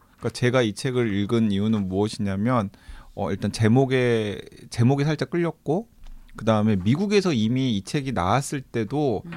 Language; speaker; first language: Korean; native; Korean